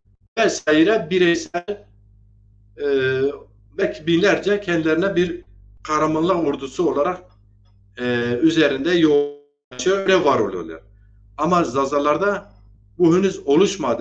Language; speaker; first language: Turkish; native; Turkish